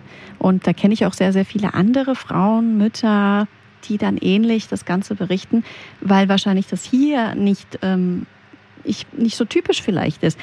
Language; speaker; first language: German; native; German